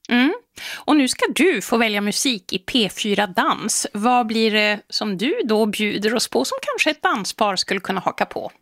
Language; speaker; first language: Swedish; native; Swedish